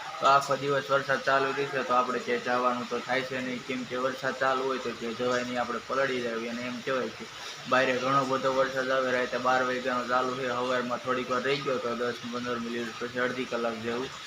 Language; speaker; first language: Gujarati; native; Gujarati